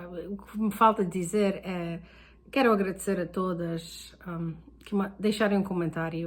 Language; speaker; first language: Portuguese; early bilingual, heritage; Portuguese